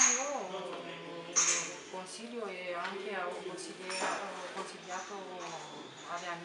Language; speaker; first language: Italian; non-native, fluent; Romanian